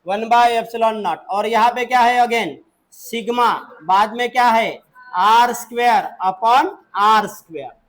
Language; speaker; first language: Hindi; non-native, local second language; Marathi